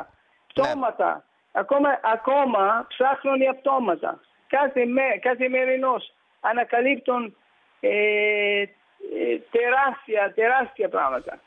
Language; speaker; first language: Greek; early bilingual, heritage; Greek